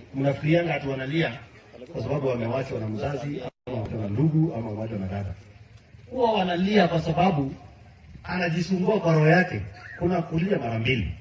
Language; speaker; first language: Swahili; non-native, local second language; Kalenjin